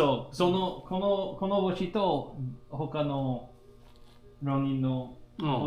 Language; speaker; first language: Japanese; non-native, learner; English